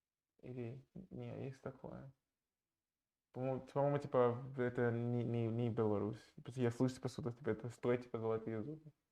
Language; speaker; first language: Russian; non-native, fluent; English